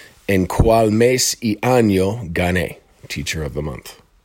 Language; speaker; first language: Spanish; non-native, fluent; English